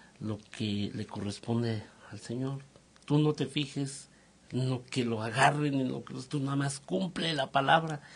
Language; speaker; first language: Spanish; native; Spanish